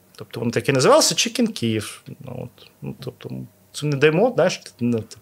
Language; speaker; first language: Ukrainian; non-native, local second language; Russian